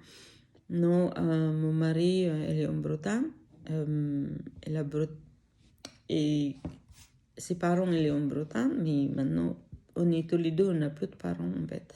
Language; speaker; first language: French; non-native, learner; Filipino